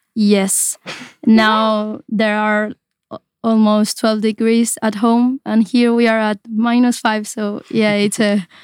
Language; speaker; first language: English; non-native, fluent; Spanish